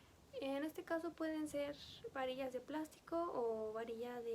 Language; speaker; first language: Spanish; native; Spanish